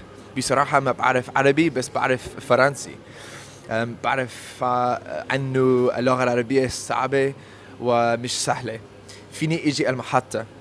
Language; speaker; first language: Arabic; non-native, learner; English